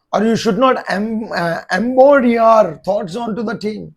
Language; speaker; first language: English; non-native, local second language; Telugu